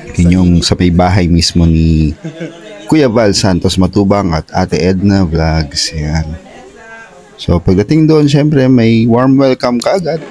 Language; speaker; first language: Filipino; native; Filipino